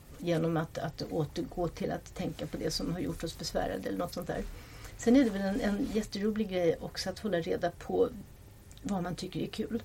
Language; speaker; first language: Swedish; non-native, fluent; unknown